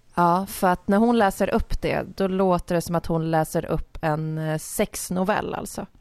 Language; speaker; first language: Swedish; native; Swedish